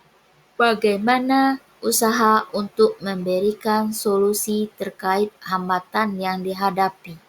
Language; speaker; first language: Indonesian; native; Indonesian